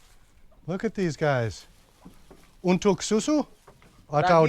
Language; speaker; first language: Indonesian; non-native, learner; English